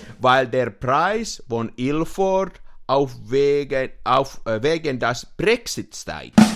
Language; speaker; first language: German; non-native, learner; Finnish